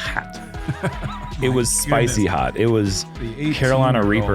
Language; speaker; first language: English; native; English